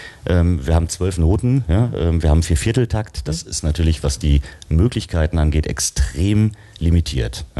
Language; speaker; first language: German; native; German